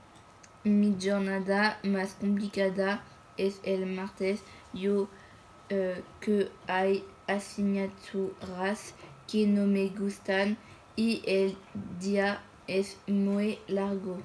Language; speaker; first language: Spanish; non-native, learner; French